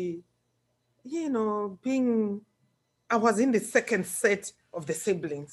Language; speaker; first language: English; non-native, local second language; Shona